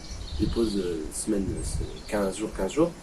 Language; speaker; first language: French; native; French